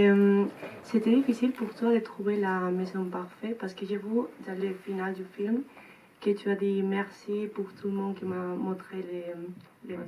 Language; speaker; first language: French; non-native, learner; Spanish